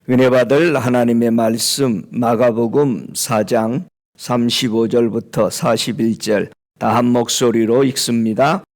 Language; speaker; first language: Korean; native; Korean